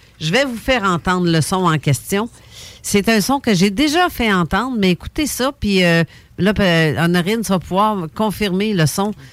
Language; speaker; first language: French; native; French